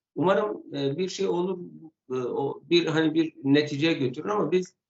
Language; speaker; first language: Turkish; non-native, local second language; Kurdish